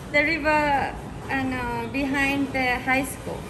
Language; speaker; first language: English; non-native, fluent; Japanese